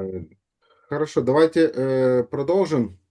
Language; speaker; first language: Russian; native; Russian